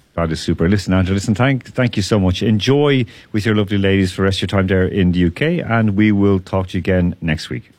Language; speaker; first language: English; native; English